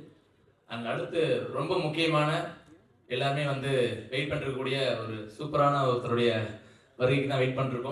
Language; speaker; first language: Tamil; native; Tamil